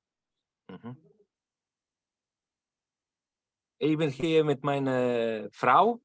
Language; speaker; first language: German; non-native, learner; Turkish